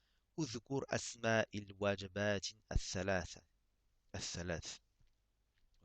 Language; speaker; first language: Arabic; non-native, fluent; French